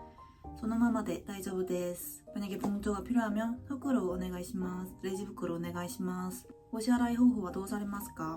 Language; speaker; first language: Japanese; non-native, learner; Korean